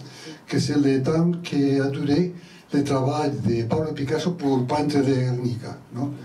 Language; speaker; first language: French; non-native, learner; Spanish